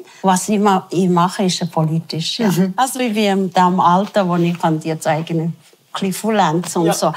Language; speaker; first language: German; non-native, fluent; Tibetan